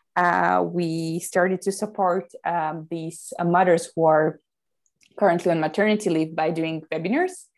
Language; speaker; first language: English; non-native, fluent; Slovak